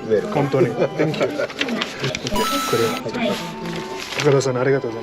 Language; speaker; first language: Japanese; non-native, learner; English